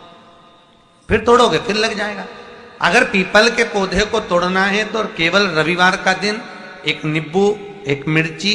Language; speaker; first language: Hindi; native; Hindi